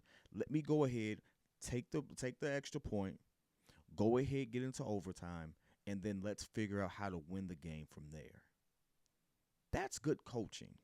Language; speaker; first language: English; native; English